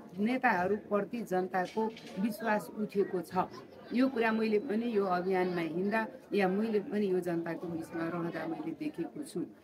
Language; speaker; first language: Nepali; non-native, local second language; Maithili